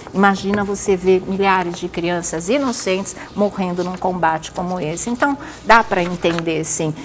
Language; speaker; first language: Portuguese; native; Portuguese